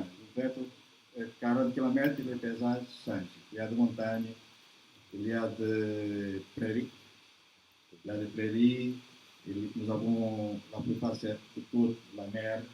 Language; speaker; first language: French; non-native, learner; Portuguese